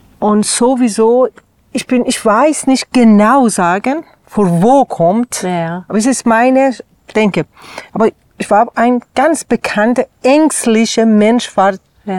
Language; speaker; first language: German; non-native, learner; Persian